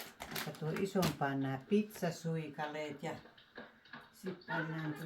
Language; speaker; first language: Finnish; native; Finnish